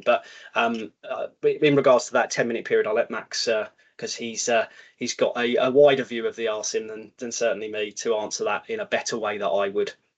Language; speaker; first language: English; native; English